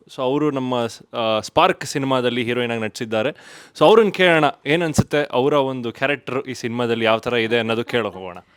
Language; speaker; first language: Kannada; native; Kannada